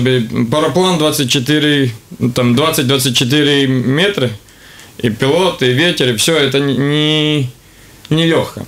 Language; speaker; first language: Russian; non-native, local second language; Latvian